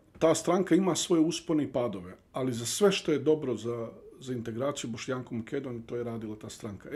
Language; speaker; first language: Bosnian; early bilingual, heritage; Bosnian